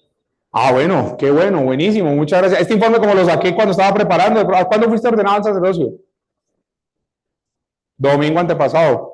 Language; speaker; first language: Spanish; native; Spanish